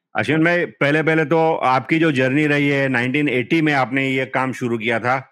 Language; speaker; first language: Hindi; non-native, local second language; Marathi